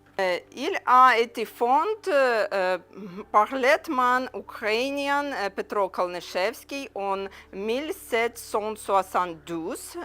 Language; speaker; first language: French; non-native, learner; Ukrainian